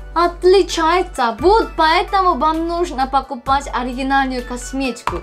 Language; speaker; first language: Russian; non-native, learner; Korean